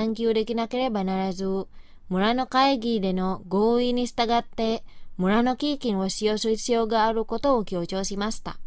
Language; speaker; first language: Japanese; non-native, fluent; Indonesian